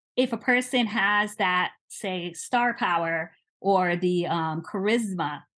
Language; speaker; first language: English; native; English